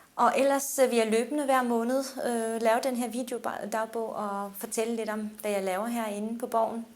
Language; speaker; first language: Danish; early bilingual, other home language; Turkish